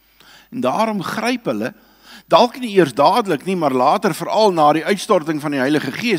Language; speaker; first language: Afrikaans; native; Afrikaans